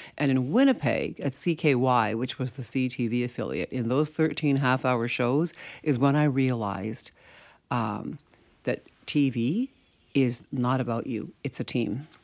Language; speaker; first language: English; early bilingual, other home language; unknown